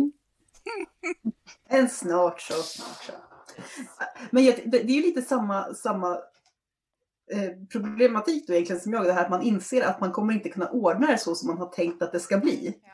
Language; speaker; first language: Swedish; native; Swedish